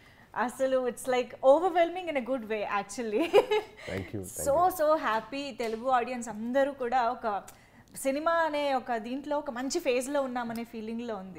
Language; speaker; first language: Telugu; native; Telugu